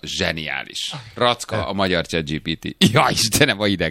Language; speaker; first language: Hungarian; native; Hungarian